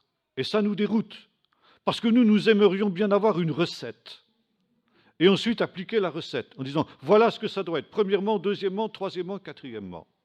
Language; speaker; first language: French; native; French